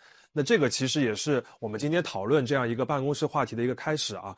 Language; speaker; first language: Chinese; native; Chinese